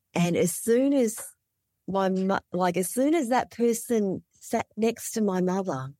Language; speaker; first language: English; native; English